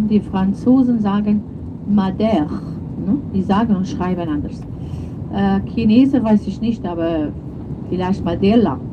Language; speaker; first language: German; non-native, fluent; Portuguese